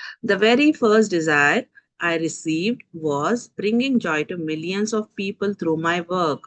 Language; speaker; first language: English; non-native, local second language; Telugu